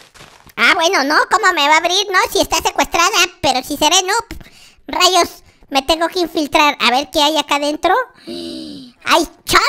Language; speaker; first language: Spanish; native; Spanish